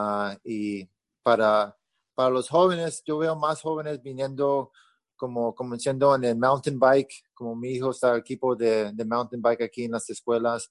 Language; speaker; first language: Spanish; early bilingual, heritage; Spanish